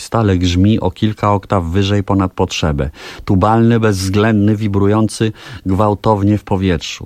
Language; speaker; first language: Polish; native; Polish